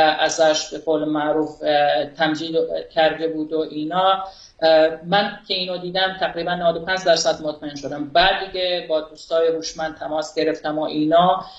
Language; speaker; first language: Persian; non-native, local second language; Kurdish